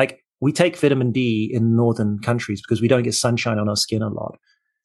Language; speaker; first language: English; native; English